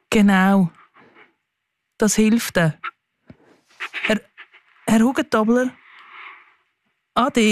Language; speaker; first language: German; native; German